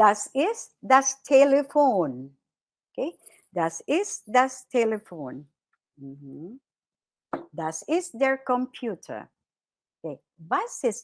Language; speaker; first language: German; non-native, fluent; Filipino